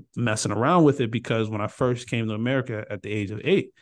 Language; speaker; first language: English; early bilingual, other home language; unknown